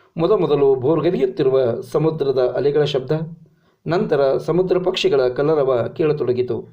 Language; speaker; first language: Kannada; native; Kannada